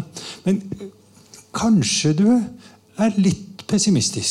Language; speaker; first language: Norwegian; native; Norwegian